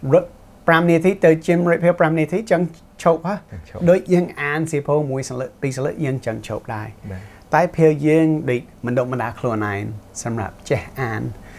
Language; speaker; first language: Khmer; non-native, fluent; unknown